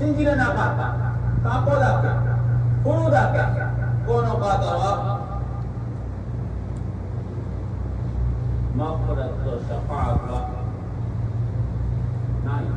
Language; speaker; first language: Japanese; non-native, learner; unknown